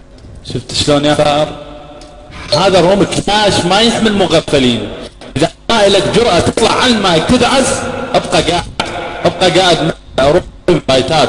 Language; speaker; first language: Arabic; native; Arabic